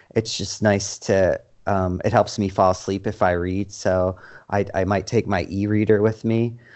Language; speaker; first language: English; native; English